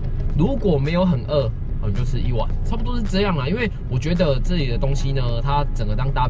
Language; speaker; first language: Chinese; native; Chinese